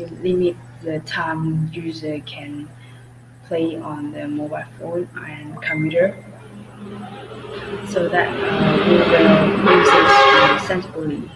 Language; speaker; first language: English; non-native, learner; Vietnamese